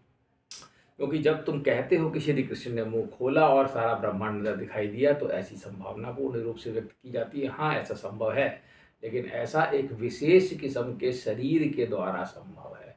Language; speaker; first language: Hindi; native; Hindi